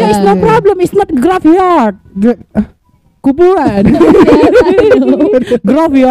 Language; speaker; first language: English; non-native, learner; Indonesian